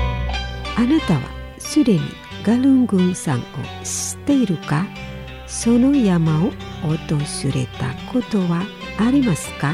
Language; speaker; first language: Japanese; non-native, fluent; Indonesian